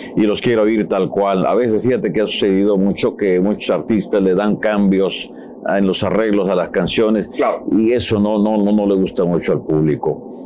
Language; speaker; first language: Spanish; native; Spanish